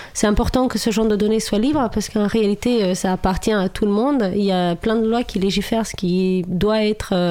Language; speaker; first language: French; non-native, fluent; Romanian